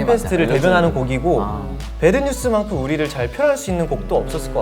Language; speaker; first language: Korean; native; Korean